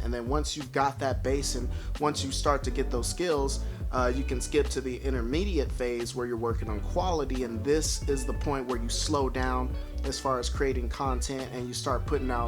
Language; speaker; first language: English; native; English